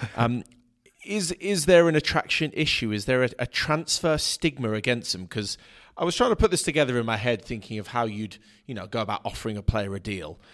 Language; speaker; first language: English; native; English